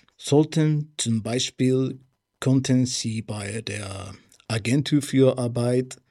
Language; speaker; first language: German; non-native, fluent; Spanish